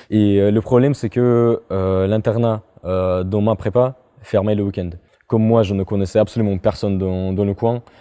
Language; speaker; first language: French; non-native, fluent; Russian